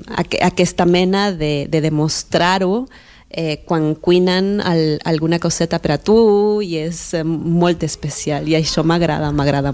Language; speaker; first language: Catalan; non-native, fluent; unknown